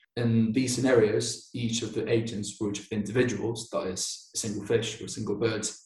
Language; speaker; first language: English; non-native, fluent; Spanish